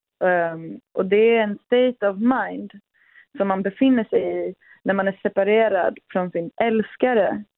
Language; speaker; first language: Swedish; early bilingual, other home language; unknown